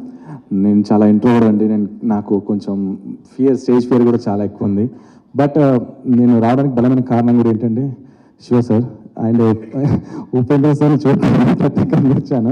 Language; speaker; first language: Telugu; native; Telugu